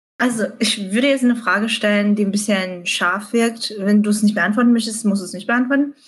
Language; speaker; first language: German; non-native, fluent; Chinese